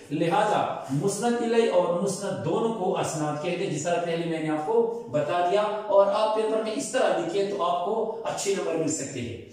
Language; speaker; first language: Urdu; non-native, local second language; Pashto